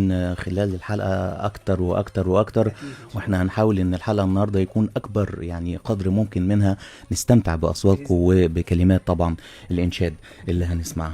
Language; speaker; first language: Arabic; native; Arabic